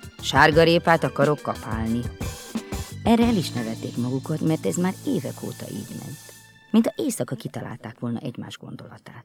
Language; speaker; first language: Hungarian; native; Hungarian